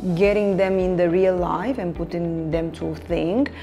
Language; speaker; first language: English; non-native, fluent; Romanian